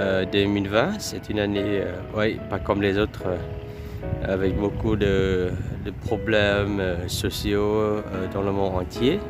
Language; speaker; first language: French; non-native, fluent; Vietnamese